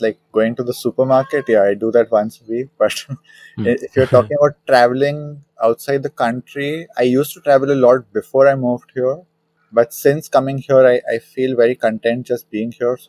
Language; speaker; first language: English; non-native, local second language; Hindi